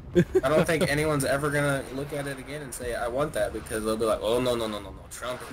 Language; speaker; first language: English; native; English